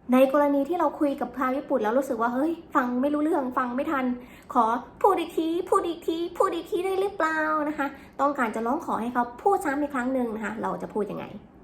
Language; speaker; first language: Thai; native; Thai